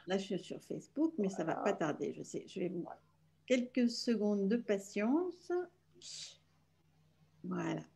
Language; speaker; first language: French; native; French